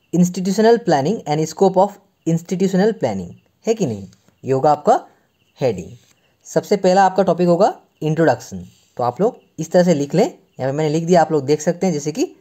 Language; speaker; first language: Hindi; non-native, local second language; Assamese